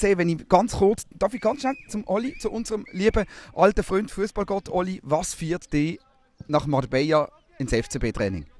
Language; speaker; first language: German; native; German